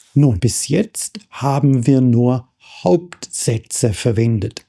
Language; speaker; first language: German; non-native, fluent; English